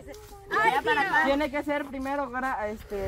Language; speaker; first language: Spanish; native; Spanish